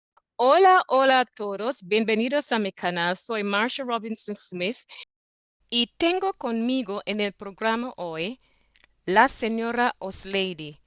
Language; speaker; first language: Spanish; non-native, fluent; English